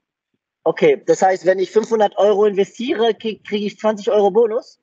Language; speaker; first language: German; native; German